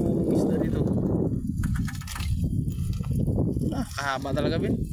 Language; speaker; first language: Filipino; non-native, local second language; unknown